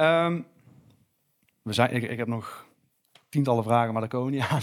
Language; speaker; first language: Dutch; native; Dutch